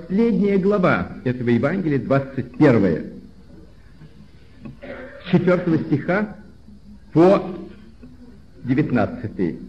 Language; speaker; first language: Russian; native; Russian